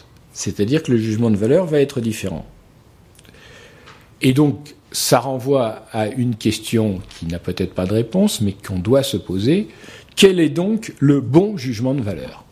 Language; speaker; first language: French; native; French